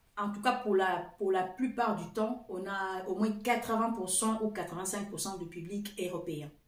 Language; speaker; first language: French; non-native, fluent; Portuguese